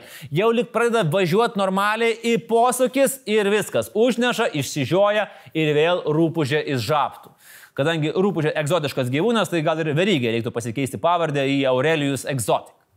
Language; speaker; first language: Lithuanian; native; Lithuanian